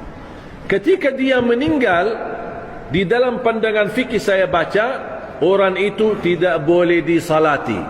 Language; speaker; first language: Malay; non-native, fluent; Arabic